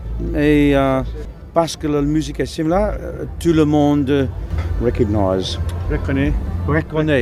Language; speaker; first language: French; non-native, learner; English